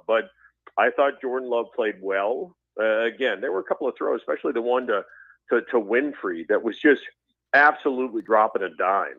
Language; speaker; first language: English; native; English